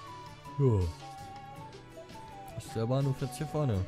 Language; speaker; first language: German; native; German